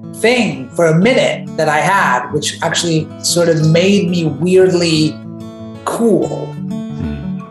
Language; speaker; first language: English; native; English